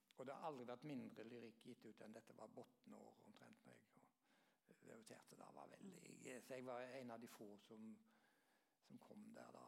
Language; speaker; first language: Norwegian; native; Norwegian